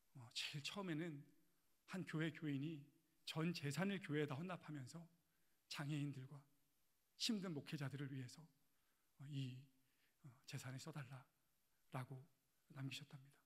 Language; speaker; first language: Korean; native; Korean